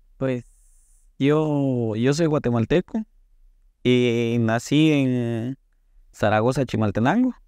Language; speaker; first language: Spanish; native; Spanish